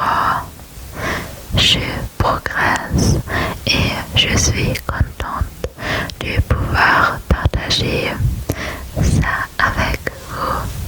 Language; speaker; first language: French; non-native, learner; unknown